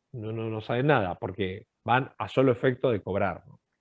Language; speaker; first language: Spanish; native; Spanish